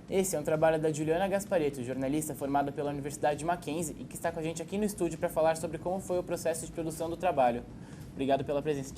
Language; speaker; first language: Portuguese; native; Portuguese